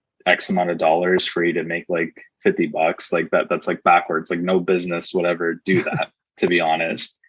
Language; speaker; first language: English; native; English